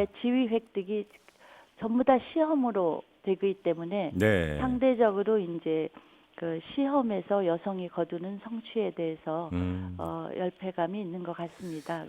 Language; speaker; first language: Korean; native; Korean